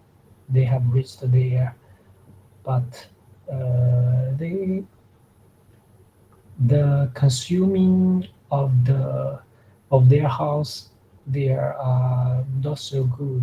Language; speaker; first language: English; non-native, learner; Chinese